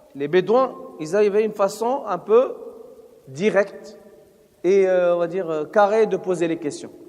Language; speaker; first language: French; non-native, local second language; Arabic